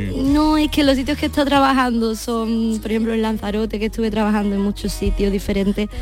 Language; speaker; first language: Spanish; native; Spanish